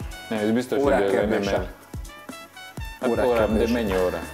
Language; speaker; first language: Hungarian; non-native, learner; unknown